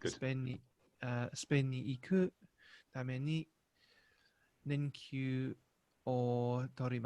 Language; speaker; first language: Japanese; non-native, learner; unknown